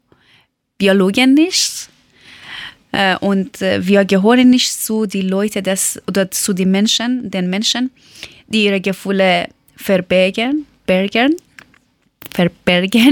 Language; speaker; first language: German; non-native, learner; Persian